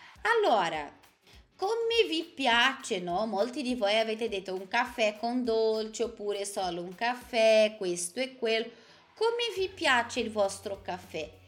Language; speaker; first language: Italian; non-native, fluent; Portuguese